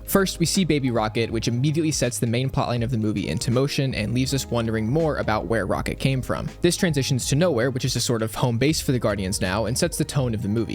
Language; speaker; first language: English; native; English